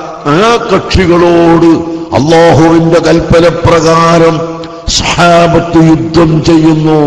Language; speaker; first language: Malayalam; native; Malayalam